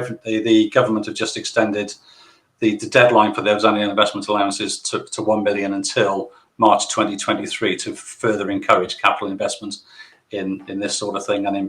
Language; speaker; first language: English; native; English